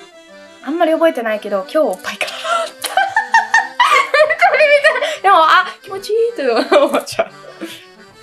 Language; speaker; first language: Japanese; non-native, fluent; Italian